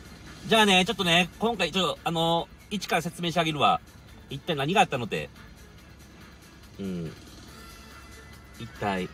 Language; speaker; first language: Japanese; native; Japanese